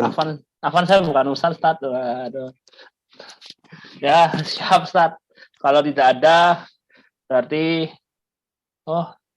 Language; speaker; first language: Indonesian; native; Indonesian